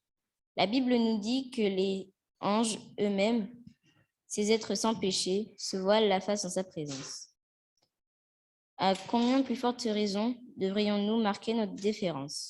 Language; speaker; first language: French; native; French